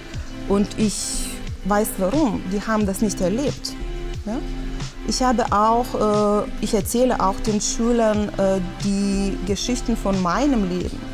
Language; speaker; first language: German; non-native, fluent; Lithuanian